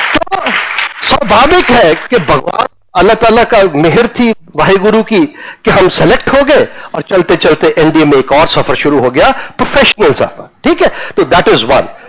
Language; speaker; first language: Hindi; non-native, local second language; Punjabi